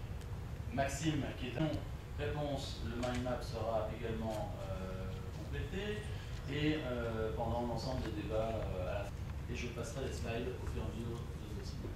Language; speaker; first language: French; native; French